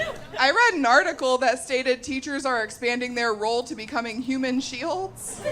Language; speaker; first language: English; native; English